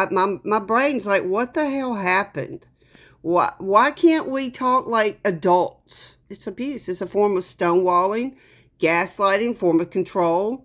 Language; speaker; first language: English; native; English